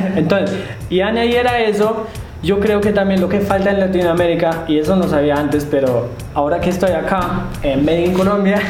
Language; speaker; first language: Spanish; non-native, fluent; German